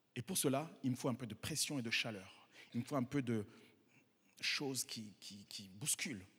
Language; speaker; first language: French; non-native, local second language; Kinyarwanda